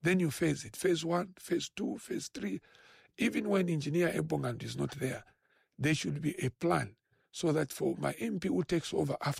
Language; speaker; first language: English; non-native, local second language; Bemba